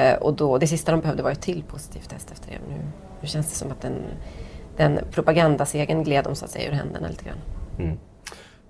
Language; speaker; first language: Swedish; native; Swedish